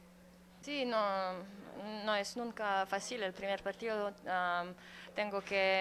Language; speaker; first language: Spanish; non-native, fluent; French